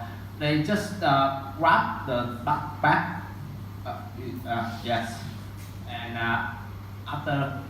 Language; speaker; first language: English; non-native, learner; Vietnamese